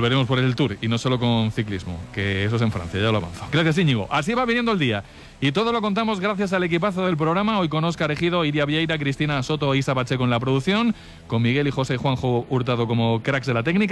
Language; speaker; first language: Spanish; native; Spanish